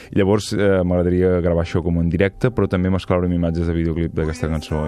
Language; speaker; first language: Catalan; native; Catalan